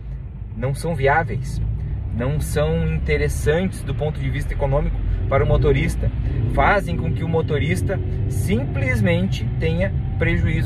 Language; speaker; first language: Portuguese; native; Portuguese